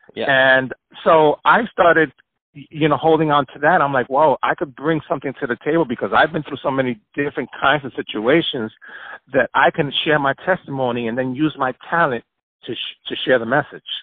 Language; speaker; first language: English; early bilingual, other home language; Spanish